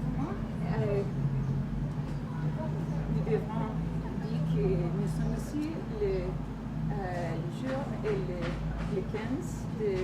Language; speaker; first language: French; non-native, learner; English